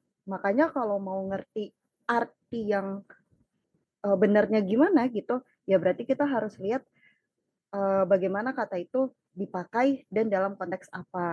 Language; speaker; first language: Indonesian; native; Indonesian